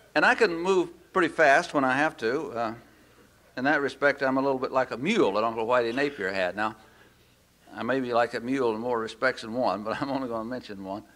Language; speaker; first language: English; native; English